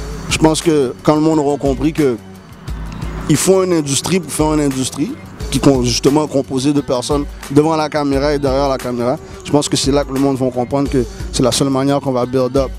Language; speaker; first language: French; early bilingual, heritage; French